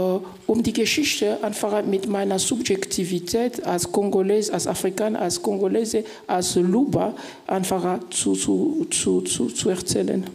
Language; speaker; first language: German; non-native, fluent; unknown